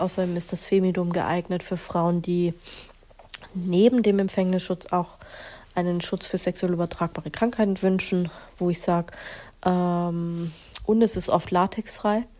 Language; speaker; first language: German; native; German